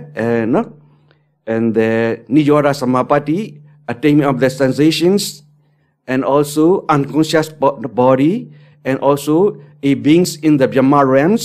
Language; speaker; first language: English; non-native, learner; Burmese